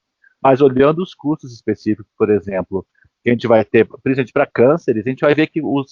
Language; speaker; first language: Portuguese; native; Portuguese